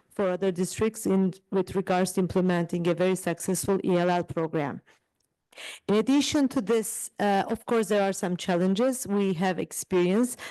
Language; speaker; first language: English; non-native, fluent; Turkish